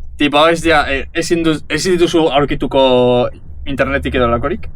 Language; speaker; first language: Basque; non-native, local second language; Spanish